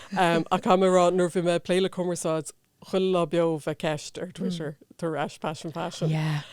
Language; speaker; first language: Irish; non-native, local second language; English